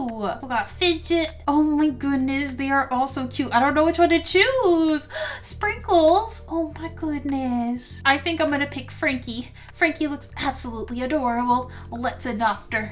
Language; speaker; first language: English; native; English